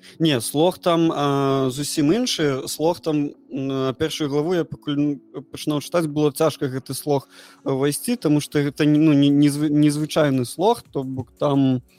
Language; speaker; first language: Belarusian; non-native, local second language; Russian